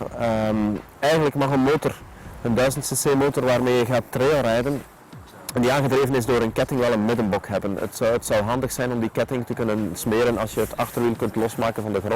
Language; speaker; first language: Dutch; native; Dutch